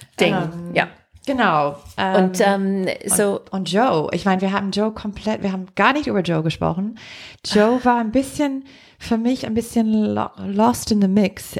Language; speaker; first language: German; non-native, fluent; English